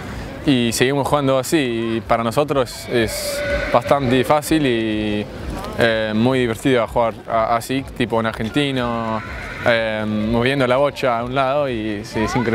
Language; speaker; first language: Spanish; non-native, fluent; English